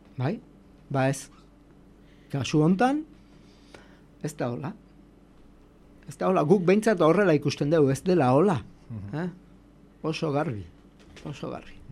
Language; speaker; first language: Basque; native; Basque